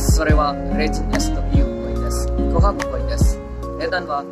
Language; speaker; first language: Japanese; non-native, learner; Indonesian